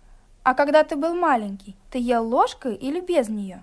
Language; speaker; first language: Russian; native; Russian